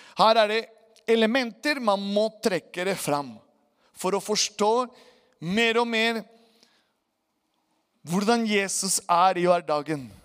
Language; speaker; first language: Norwegian; non-native, fluent; Spanish